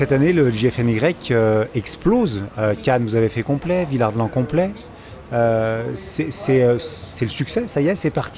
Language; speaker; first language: French; native; French